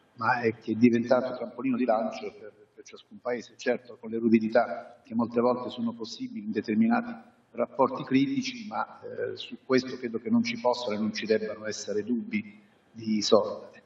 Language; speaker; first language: Italian; native; Italian